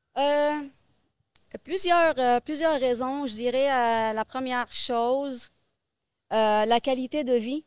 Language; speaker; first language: French; non-native, local second language; Arabic